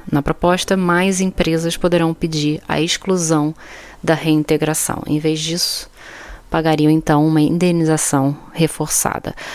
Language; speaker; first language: Portuguese; native; Portuguese